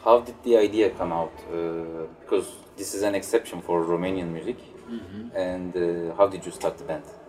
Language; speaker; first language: English; non-native, fluent; Turkish